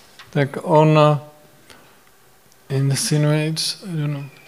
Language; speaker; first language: English; non-native, fluent; Czech